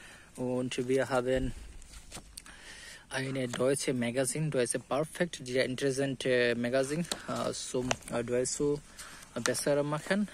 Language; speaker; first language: German; non-native, learner; Bangla